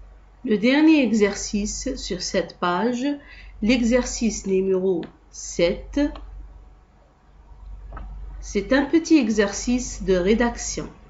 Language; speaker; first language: French; non-native, local second language; Arabic